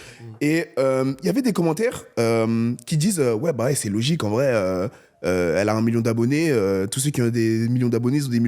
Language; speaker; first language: French; native; French